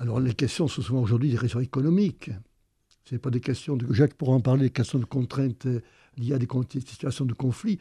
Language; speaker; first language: French; native; French